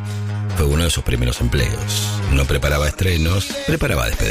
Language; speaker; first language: Spanish; native; Spanish